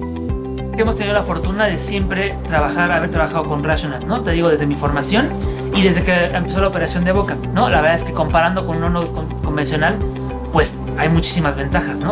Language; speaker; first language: Spanish; native; Spanish